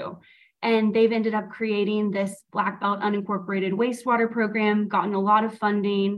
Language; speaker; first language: English; native; English